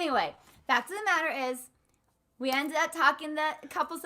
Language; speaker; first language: English; native; English